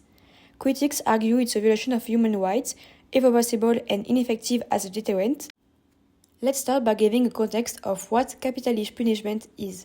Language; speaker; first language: English; non-native, fluent; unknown